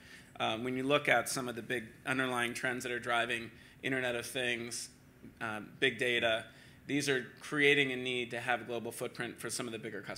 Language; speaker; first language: English; native; English